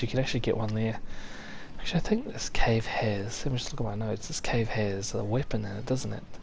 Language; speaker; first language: English; native; English